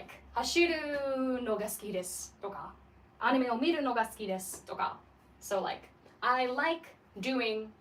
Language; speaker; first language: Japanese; non-native, fluent; English